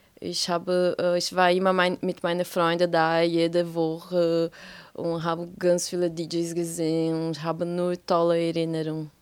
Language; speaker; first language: German; non-native, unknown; Portuguese